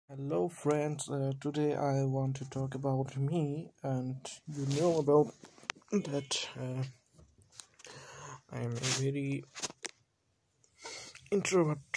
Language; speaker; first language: English; non-native, learner; Bangla